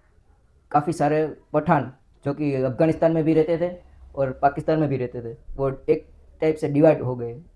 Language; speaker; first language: Hindi; non-native, local second language; Gujarati